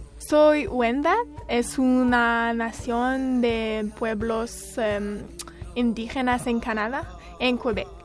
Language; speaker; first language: Spanish; non-native, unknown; French